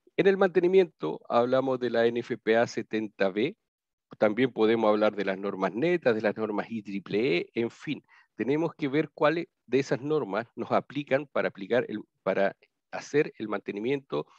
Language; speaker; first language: Spanish; native; Spanish